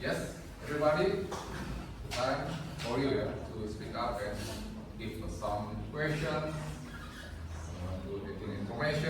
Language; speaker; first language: English; non-native, fluent; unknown